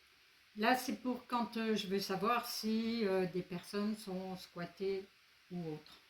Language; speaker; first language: French; native; French